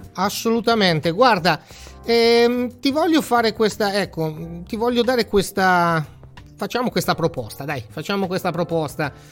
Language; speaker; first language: Italian; native; Italian